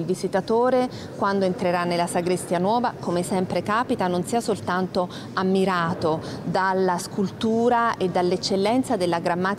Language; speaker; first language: Italian; native; Italian